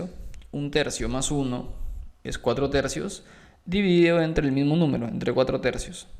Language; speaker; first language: Spanish; native; Spanish